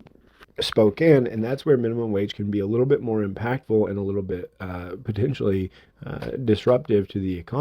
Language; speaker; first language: English; native; English